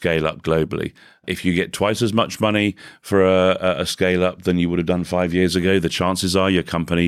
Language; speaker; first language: English; native; English